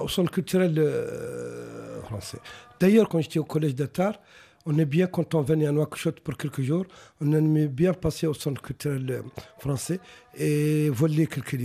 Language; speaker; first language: French; non-native, local second language; Arabic